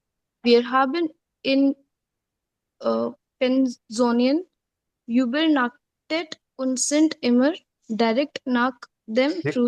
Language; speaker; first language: German; non-native, learner; Hindi